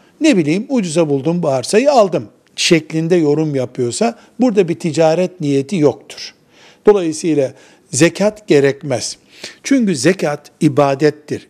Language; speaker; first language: Turkish; native; Turkish